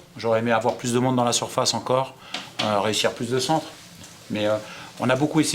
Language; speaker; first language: French; native; French